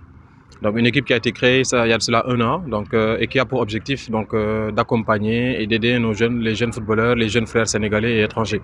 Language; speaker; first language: French; non-native, local second language; Wolof